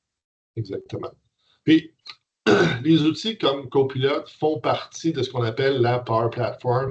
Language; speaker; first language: French; native; French